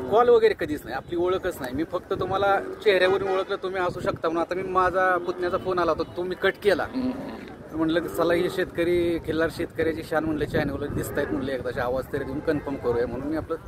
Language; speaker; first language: Marathi; native; Marathi